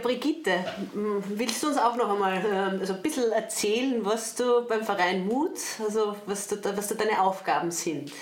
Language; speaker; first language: German; native; German